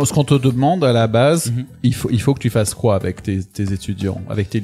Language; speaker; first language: French; native; French